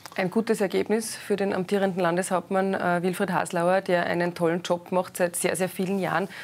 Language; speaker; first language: German; native; German